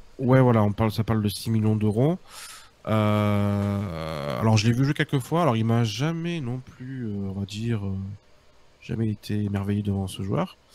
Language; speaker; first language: French; native; French